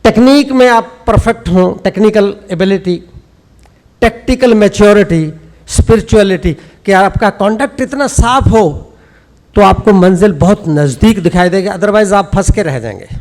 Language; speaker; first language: Hindi; native; Hindi